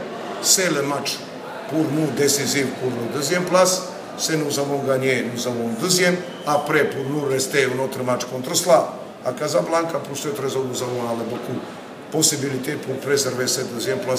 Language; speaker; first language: French; non-native, learner; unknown